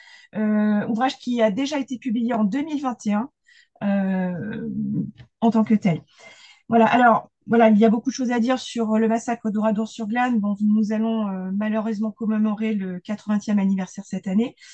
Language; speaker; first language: French; native; French